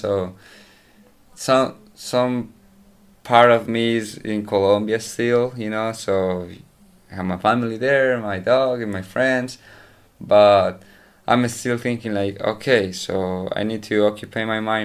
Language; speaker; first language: English; non-native, learner; Spanish